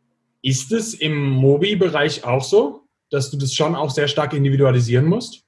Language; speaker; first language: German; native; German